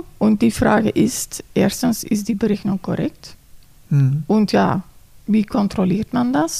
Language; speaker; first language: German; non-native, fluent; Dutch